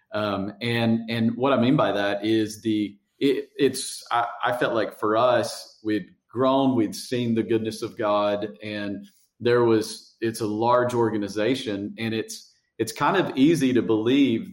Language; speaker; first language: English; native; English